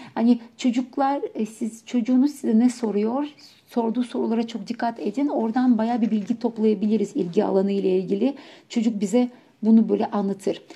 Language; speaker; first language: Turkish; non-native, fluent; Ukrainian